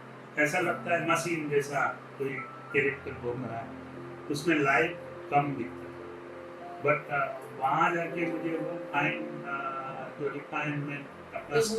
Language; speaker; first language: Hindi; non-native, local second language; Gujarati